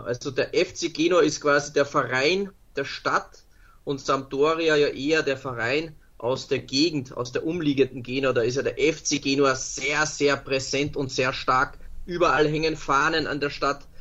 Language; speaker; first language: German; native; German